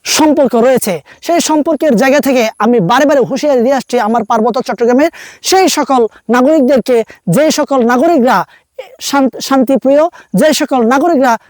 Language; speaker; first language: Bangla; non-native, local second language; Marma